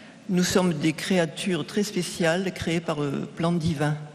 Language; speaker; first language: French; native; French